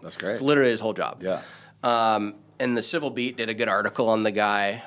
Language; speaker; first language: English; native; English